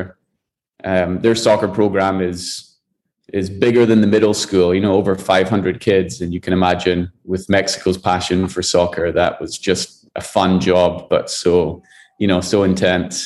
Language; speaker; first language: English; native; English